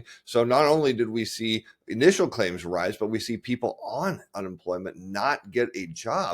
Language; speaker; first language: English; native; English